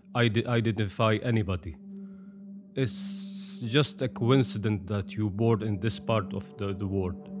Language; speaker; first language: English; non-native, fluent; Arabic